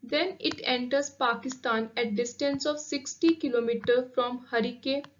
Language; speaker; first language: English; non-native, local second language; Punjabi